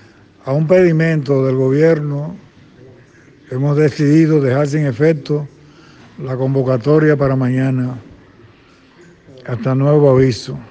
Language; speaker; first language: Spanish; native; Spanish